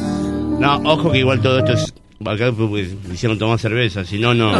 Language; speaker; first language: Spanish; native; Spanish